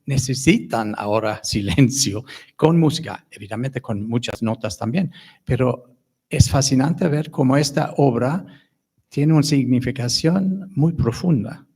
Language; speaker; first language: Spanish; non-native, fluent; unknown